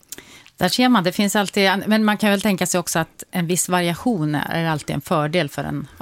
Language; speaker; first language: Swedish; native; Swedish